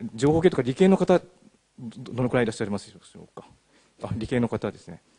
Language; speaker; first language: Japanese; native; Japanese